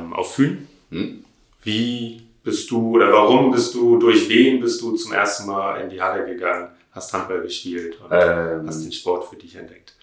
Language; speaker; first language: German; native; German